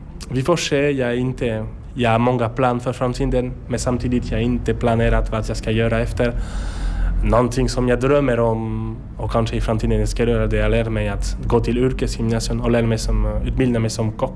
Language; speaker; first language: Swedish; non-native, learner; French